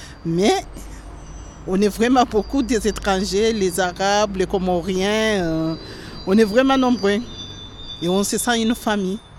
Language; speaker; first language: French; non-native, local second language; Ngazidja Comorian